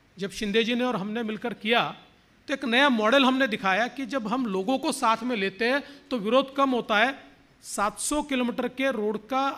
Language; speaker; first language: Hindi; non-native, local second language; Marathi